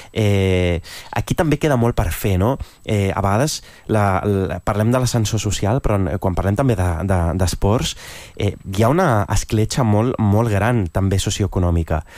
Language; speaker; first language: Catalan; native; Catalan